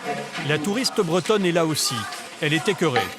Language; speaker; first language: French; native; French